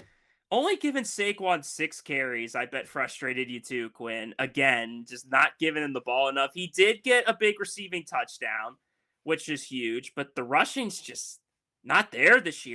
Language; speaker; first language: English; native; English